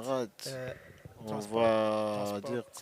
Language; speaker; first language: French; non-native, learner; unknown